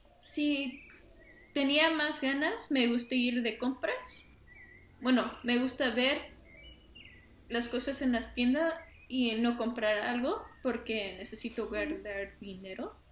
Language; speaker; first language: Spanish; early bilingual, heritage; Spanish